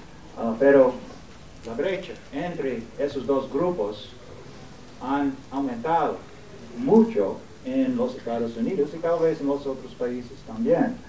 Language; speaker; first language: Spanish; non-native, fluent; English